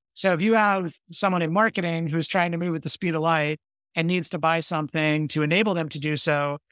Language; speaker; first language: English; native; English